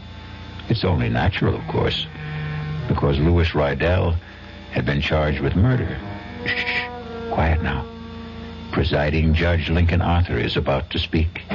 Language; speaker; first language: English; native; English